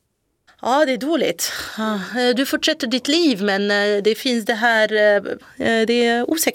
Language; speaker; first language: Swedish; non-native, local second language; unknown